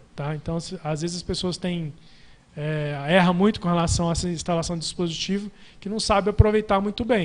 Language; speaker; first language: Portuguese; native; Portuguese